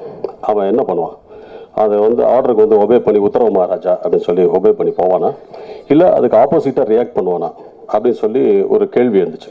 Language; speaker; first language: Tamil; native; Tamil